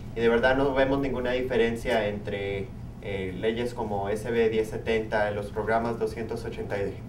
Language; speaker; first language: Spanish; early bilingual, heritage; Spanish